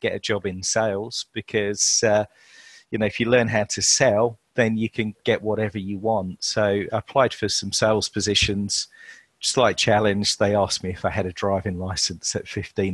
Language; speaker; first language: English; native; English